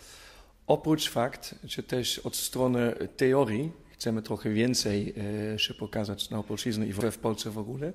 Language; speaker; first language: Polish; non-native, fluent; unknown